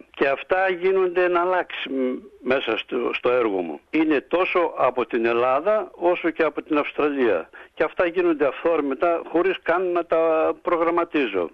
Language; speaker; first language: Greek; native; Greek